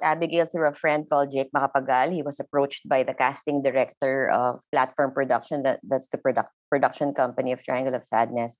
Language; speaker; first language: English; non-native, local second language; Filipino